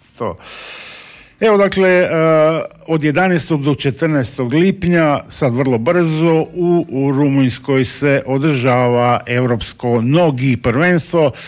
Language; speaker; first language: Croatian; native; Croatian